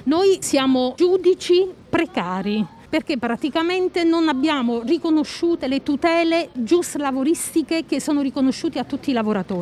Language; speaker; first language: Italian; native; Italian